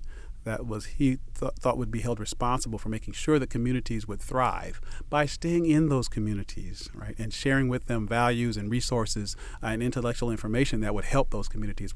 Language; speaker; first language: English; native; English